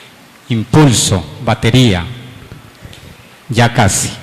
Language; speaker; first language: Spanish; native; Spanish